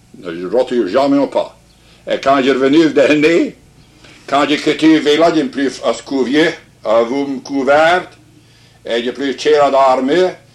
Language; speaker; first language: French; early bilingual, heritage; French